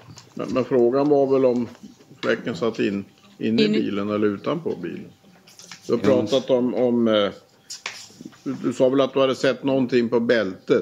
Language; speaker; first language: Swedish; native; Swedish